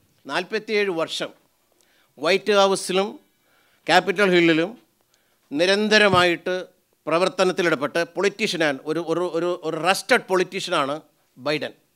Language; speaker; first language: Malayalam; native; Malayalam